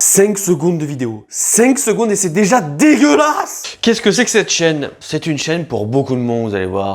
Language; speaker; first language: French; native; French